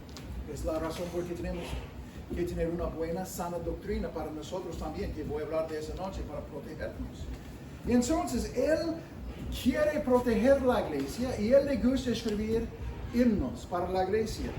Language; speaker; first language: Spanish; non-native, fluent; English